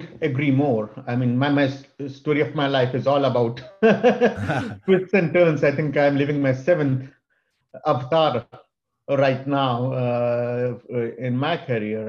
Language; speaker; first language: English; non-native, local second language; Hindi